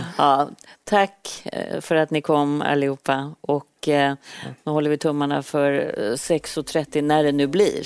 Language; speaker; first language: Swedish; native; Swedish